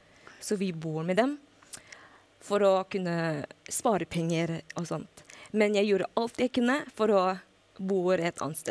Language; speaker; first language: Norwegian; non-native, fluent; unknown